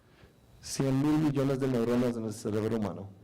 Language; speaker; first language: Spanish; native; Spanish